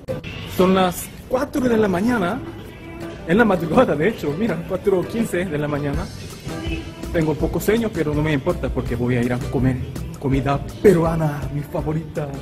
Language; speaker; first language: Spanish; non-native, learner; Korean